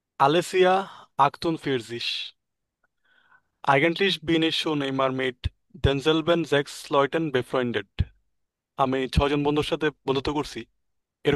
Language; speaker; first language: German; non-native, learner; Bangla